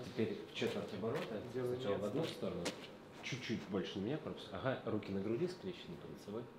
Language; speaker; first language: Russian; native; Russian